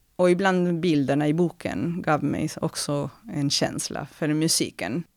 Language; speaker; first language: Swedish; non-native, fluent; Spanish